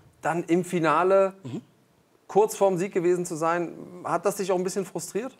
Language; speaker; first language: German; native; German